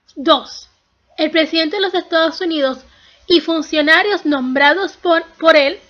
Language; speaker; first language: Spanish; native; Spanish